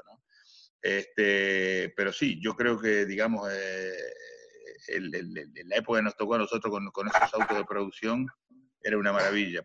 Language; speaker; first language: Spanish; native; Spanish